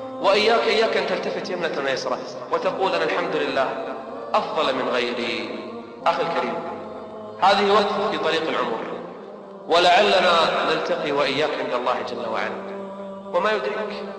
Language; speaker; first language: Arabic; native; Arabic